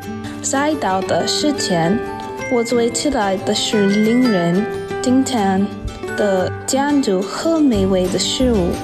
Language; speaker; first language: Chinese; non-native, learner; English